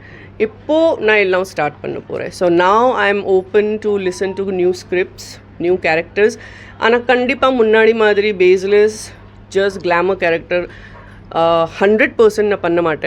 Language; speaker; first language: Tamil; non-native, local second language; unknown